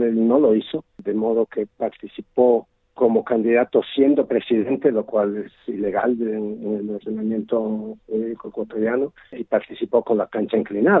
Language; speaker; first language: Spanish; native; Spanish